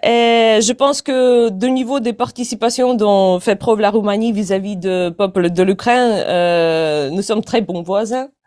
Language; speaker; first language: French; non-native, fluent; Ukrainian